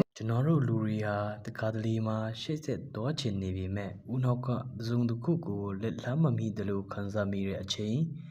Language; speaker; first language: Burmese; non-native, local second language; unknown